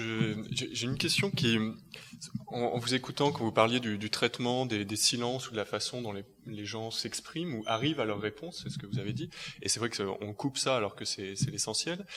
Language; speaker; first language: French; native; French